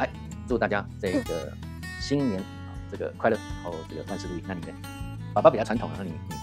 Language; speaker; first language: Chinese; native; Chinese